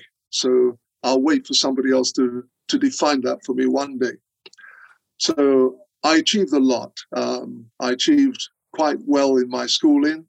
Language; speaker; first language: English; non-native, local second language; Akan